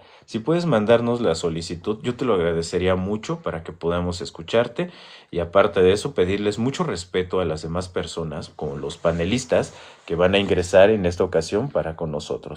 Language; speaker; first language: Spanish; native; Spanish